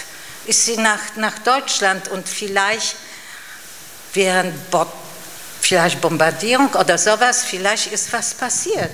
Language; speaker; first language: German; non-native, fluent; Polish